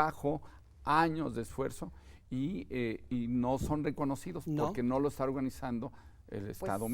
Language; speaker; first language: Spanish; native; Spanish